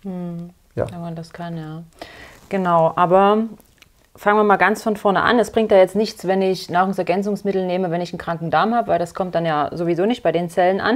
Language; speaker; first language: German; native; German